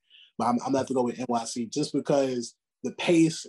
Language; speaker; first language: English; native; English